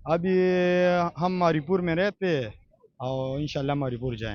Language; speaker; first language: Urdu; non-native, local second language; Pashto